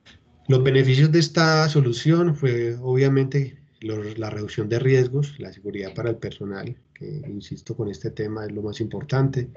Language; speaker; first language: Spanish; native; Spanish